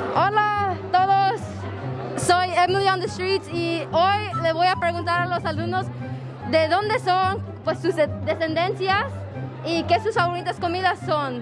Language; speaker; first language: Spanish; early bilingual, heritage; Spanish